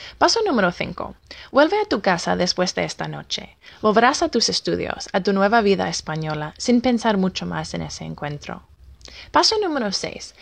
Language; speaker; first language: Spanish; non-native, fluent; English